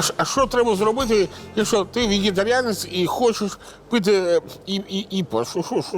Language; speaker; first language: Ukrainian; non-native, fluent; Italian